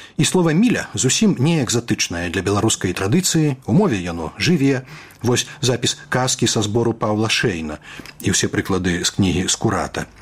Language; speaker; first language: Belarusian; native; Belarusian